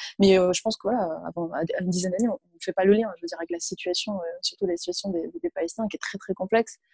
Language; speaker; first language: French; early bilingual, other home language; Arabic